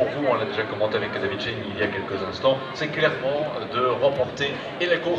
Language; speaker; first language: French; native; French